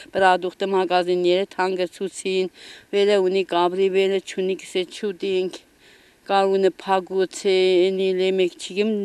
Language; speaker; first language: Armenian; native; Armenian